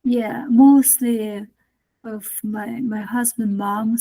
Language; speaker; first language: English; non-native, learner; Chinese